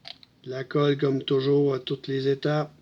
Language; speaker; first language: French; native; French